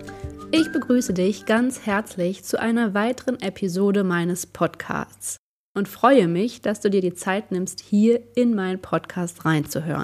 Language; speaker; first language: German; native; German